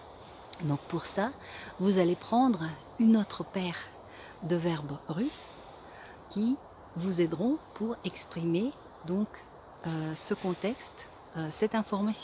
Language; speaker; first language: French; non-native, fluent; Russian